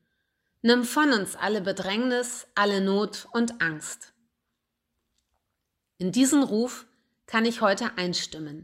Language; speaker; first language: German; native; German